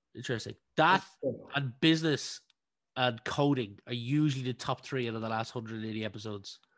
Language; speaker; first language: English; native; English